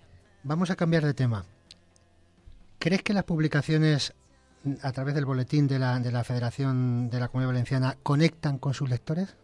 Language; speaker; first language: Spanish; native; Spanish